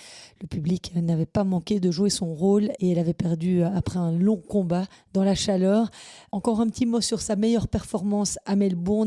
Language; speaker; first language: French; native; French